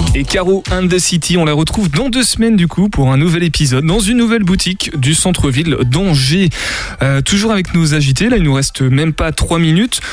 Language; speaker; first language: French; native; French